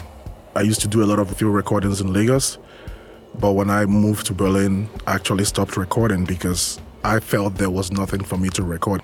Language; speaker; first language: English; non-native, local second language; Igbo